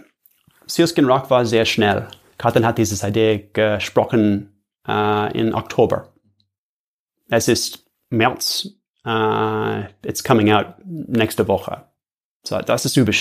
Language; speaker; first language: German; non-native, learner; English